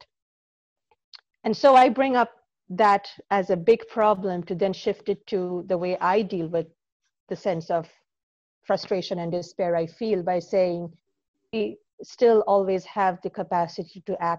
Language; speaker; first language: English; non-native, local second language; Bangla